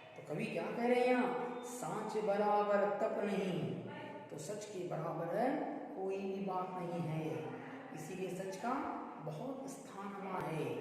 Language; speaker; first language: Hindi; non-native, local second language; Kannada